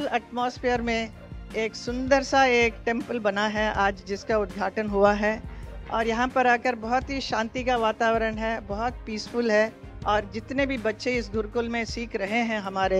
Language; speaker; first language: Hindi; native; Hindi